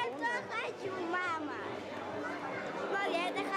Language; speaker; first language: Russian; early bilingual, heritage; Russian